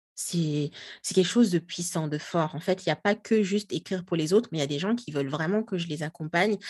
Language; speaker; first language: French; non-native, local second language; Lingala